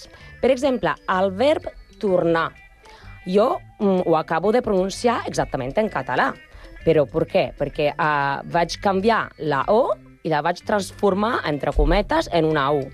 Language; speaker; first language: Catalan; non-native, learner; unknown